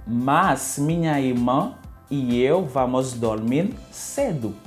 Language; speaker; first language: Portuguese; non-native, learner; Haitian Creole